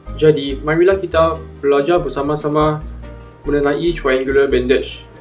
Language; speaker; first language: Malay; non-native, local second language; Chinese